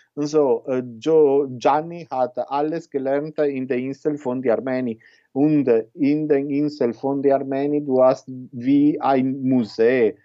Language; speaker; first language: German; non-native, learner; Italian